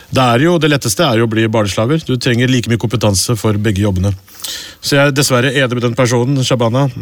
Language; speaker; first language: Norwegian; early bilingual, other home language; Urdu